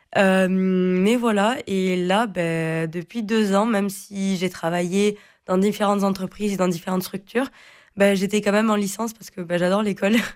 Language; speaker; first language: French; non-native, local second language; Occitan